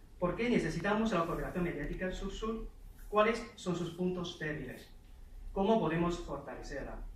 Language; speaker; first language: Spanish; non-native, fluent; Chinese